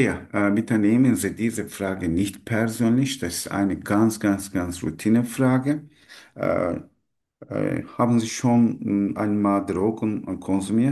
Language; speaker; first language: German; non-native, learner; Turkish